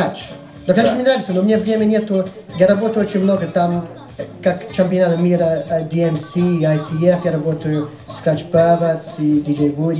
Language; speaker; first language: Russian; early bilingual, heritage; English